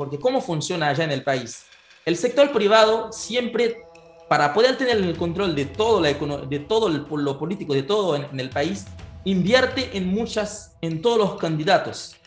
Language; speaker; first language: Spanish; non-native, fluent; Haitian Creole